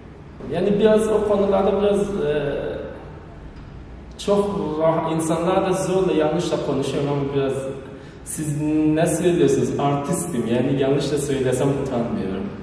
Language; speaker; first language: Turkish; non-native, learner; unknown